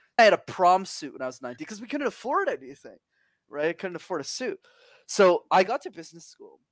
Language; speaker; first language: English; early bilingual, other home language; Tamil